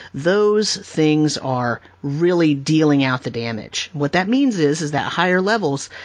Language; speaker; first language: English; native; English